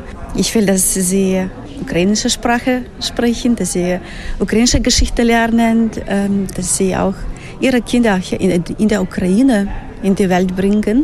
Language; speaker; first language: German; non-native, fluent; Ukrainian